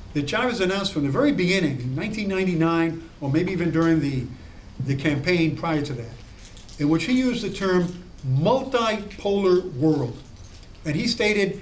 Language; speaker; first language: English; native; English